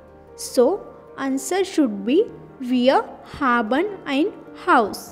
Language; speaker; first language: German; non-native, learner; English